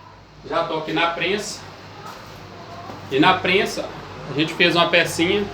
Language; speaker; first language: Portuguese; native; Portuguese